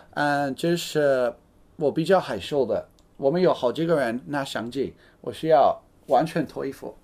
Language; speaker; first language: Chinese; non-native, fluent; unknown